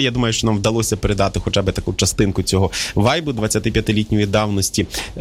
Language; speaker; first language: Ukrainian; native; Ukrainian